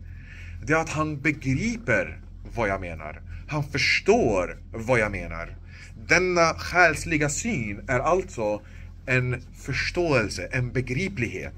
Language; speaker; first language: Swedish; non-native, local second language; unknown